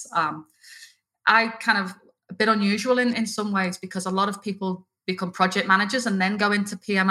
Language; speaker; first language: English; native; English